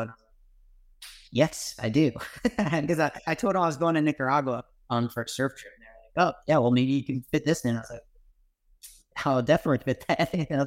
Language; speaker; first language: English; native; English